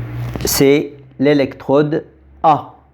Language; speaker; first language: French; non-native, local second language; Arabic